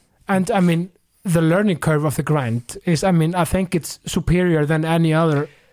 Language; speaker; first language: English; non-native, fluent; Icelandic